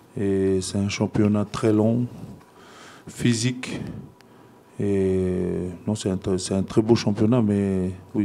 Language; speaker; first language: French; non-native, fluent; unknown